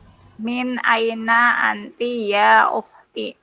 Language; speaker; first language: Arabic; non-native, learner; Indonesian